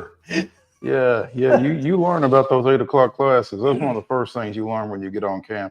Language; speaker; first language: English; native; English